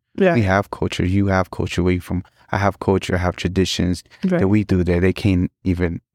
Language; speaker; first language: English; early bilingual, other home language; Spanish